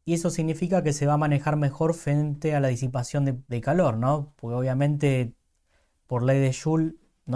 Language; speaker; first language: Spanish; native; Spanish